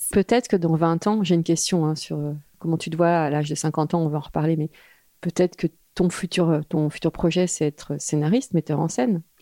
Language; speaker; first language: French; native; French